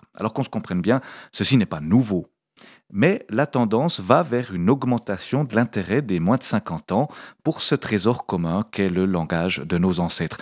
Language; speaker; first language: French; native; French